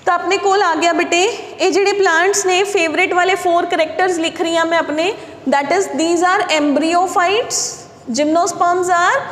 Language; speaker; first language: Hindi; non-native, local second language; Punjabi